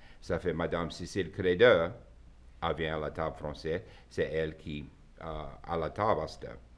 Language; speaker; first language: French; native; French